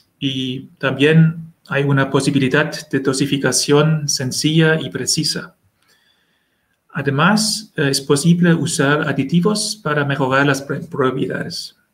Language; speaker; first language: Spanish; non-native, learner; German